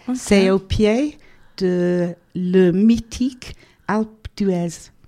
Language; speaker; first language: French; non-native, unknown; English